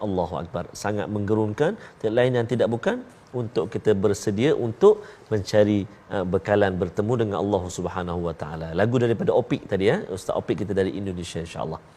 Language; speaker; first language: Malay; native; Malay